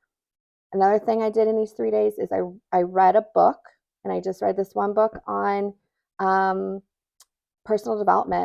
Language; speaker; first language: English; native; English